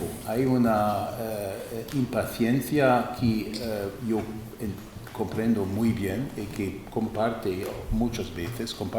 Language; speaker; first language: Spanish; non-native, fluent; German